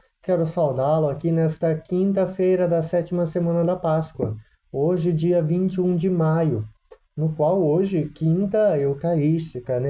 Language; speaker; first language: Portuguese; native; Portuguese